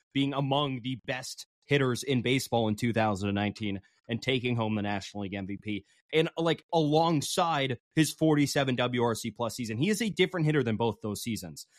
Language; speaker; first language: English; native; English